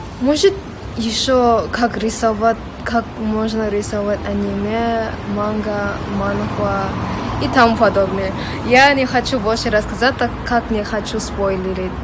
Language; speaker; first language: Russian; non-native, local second language; English